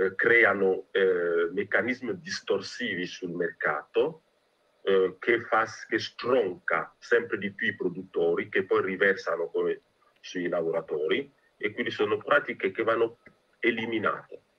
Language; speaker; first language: Italian; non-native, fluent; French